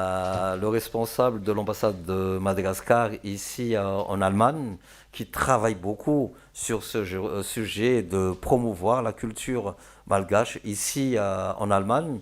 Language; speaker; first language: French; non-native, local second language; Malagasy